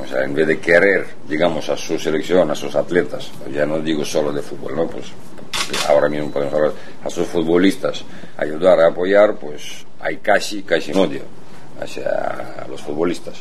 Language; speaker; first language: Spanish; non-native, fluent; Russian